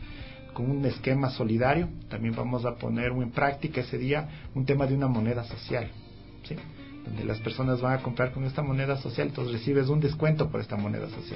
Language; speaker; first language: Spanish; native; Spanish